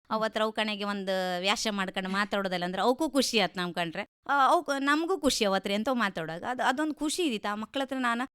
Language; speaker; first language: Kannada; native; Kannada